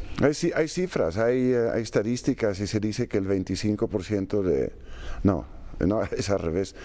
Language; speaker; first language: Spanish; non-native, fluent; Dutch